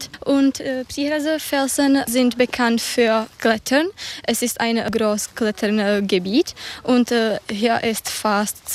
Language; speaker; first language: German; non-native, learner; Czech